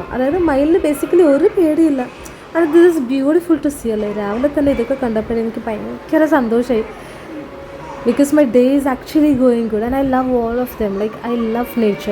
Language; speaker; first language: Malayalam; native; Malayalam